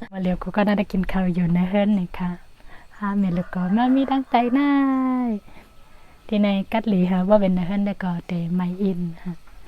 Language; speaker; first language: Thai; non-native, local second language; Shan